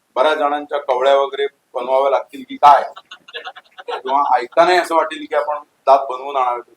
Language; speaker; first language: Marathi; native; Marathi